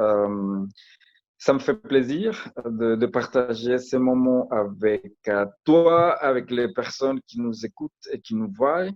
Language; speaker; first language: French; non-native, fluent; Spanish